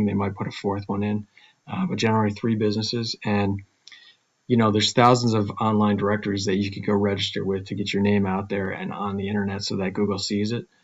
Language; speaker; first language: English; native; English